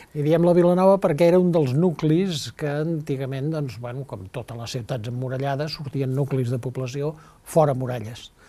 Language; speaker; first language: Catalan; native; Catalan